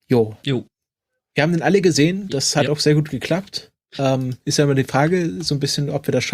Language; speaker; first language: German; native; German